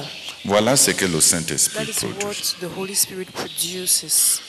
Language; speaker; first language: French; non-native, local second language; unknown